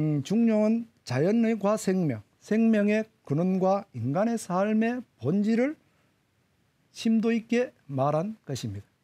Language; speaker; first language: Korean; native; Korean